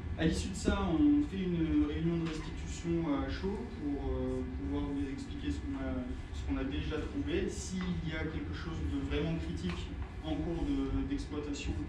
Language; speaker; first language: French; native; French